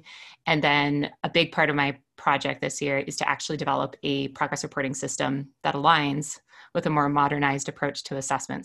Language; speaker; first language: English; native; English